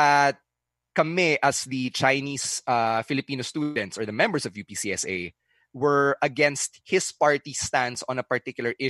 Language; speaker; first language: English; non-native, local second language; Filipino